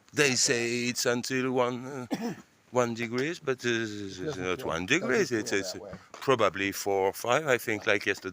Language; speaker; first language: English; non-native, learner; French